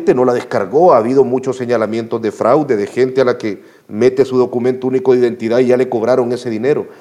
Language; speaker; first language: Spanish; native; Spanish